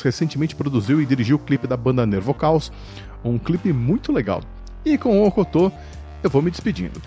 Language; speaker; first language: Portuguese; native; Portuguese